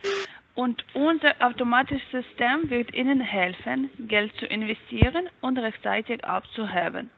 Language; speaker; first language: German; non-native, learner; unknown